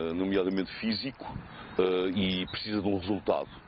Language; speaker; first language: Portuguese; native; Portuguese